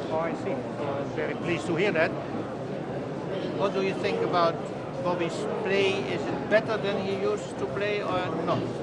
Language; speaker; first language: English; non-native, fluent; Dutch